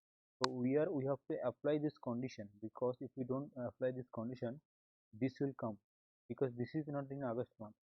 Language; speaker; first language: English; non-native, local second language; Hindi